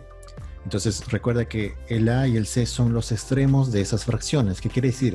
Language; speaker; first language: Spanish; native; Spanish